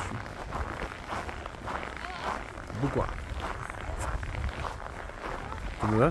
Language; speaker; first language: Chinese; non-native, learner; English